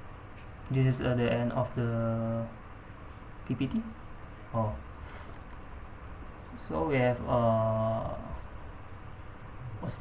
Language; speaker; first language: English; non-native, learner; Indonesian